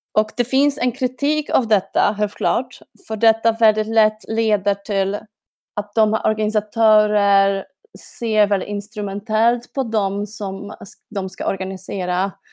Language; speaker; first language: Swedish; non-native, fluent; Polish